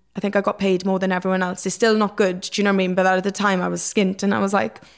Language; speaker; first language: English; native; English